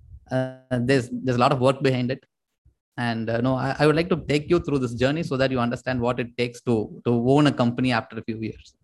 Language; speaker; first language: English; non-native, local second language; Tamil